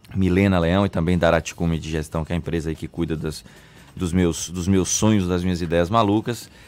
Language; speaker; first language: Portuguese; native; Portuguese